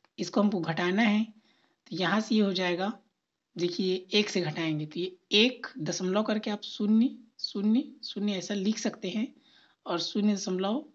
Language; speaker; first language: Hindi; native; Hindi